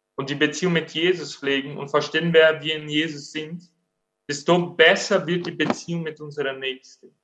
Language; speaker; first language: German; non-native, fluent; Portuguese